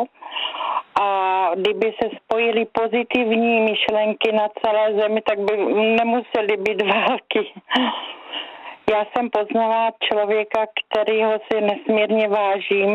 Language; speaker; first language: Czech; native; Czech